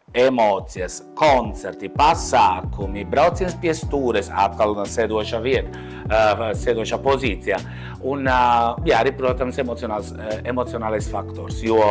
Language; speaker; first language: Latvian; non-native, fluent; Italian